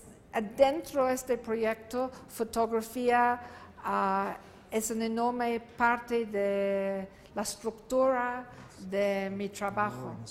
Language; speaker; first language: Spanish; non-native, learner; English